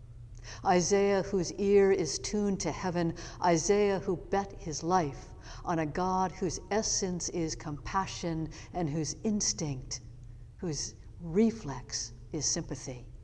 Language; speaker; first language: English; native; English